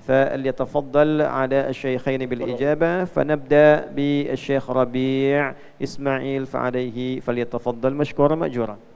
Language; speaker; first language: Arabic; non-native, fluent; Indonesian